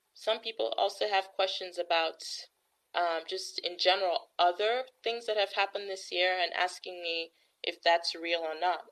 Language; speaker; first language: English; native; English